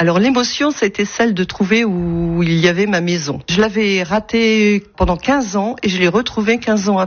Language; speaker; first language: French; native; French